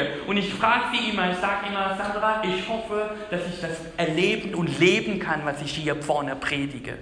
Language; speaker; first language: German; non-native, fluent; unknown